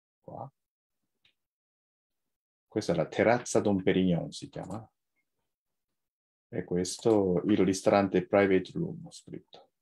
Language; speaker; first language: Italian; non-native, fluent; Japanese